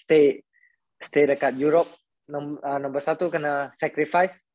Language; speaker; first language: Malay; non-native, local second language; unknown